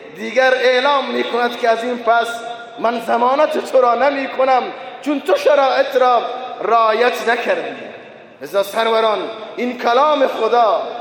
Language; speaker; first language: Persian; non-native, local second language; Baluchi